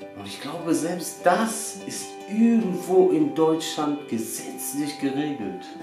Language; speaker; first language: German; early bilingual, other home language; Albanian